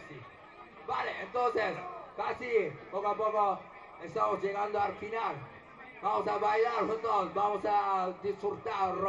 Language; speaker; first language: Spanish; non-native, learner; Japanese